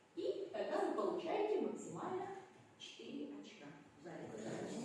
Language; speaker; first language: Russian; non-native, local second language; Kazakh